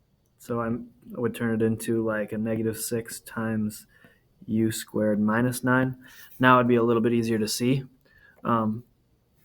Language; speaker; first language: English; native; English